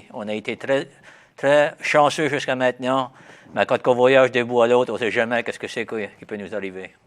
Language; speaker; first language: French; native; French